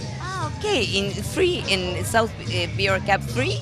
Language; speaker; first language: English; non-native, learner; Spanish